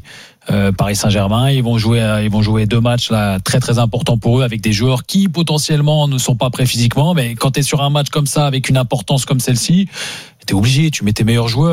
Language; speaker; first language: French; native; French